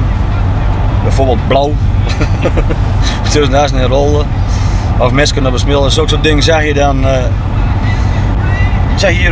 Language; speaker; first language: Dutch; native; Dutch